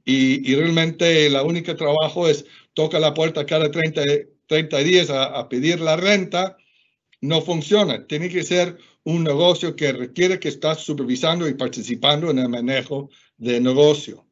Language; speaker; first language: Spanish; non-native, fluent; English